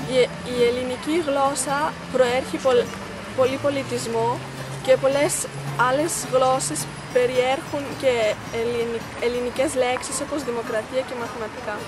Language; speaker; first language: Greek; early bilingual, heritage; Greek